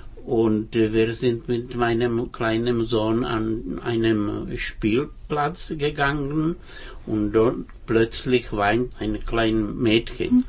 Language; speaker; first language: German; non-native, fluent; Czech